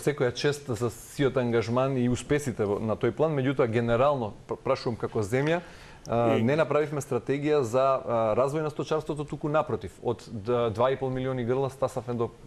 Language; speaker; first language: Macedonian; native; Macedonian